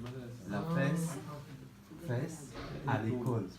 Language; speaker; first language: French; non-native, learner; Arabic